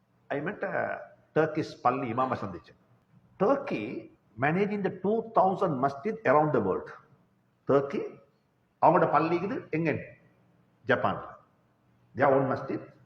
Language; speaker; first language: English; non-native, local second language; Tamil